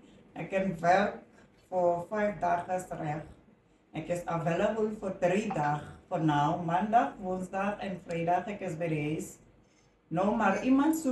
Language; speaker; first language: Afrikaans; non-native, local second language; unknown